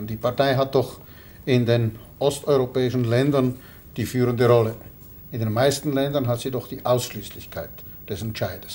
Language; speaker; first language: German; native; German